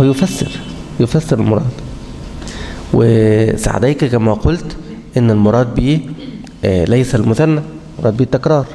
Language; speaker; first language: Arabic; native; Arabic